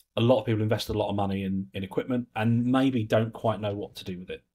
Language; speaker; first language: English; native; English